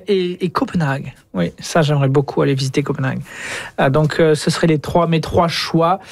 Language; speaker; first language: French; native; French